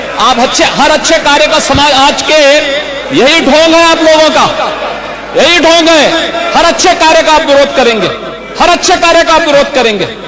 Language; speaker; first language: Hindi; native; Hindi